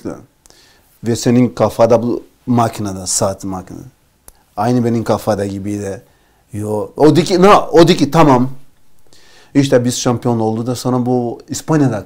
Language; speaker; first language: Turkish; non-native, learner; Portuguese